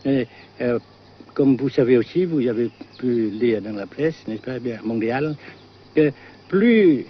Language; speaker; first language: French; non-native, fluent; Vietnamese